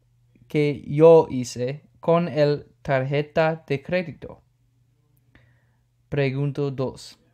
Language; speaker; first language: Spanish; non-native, learner; English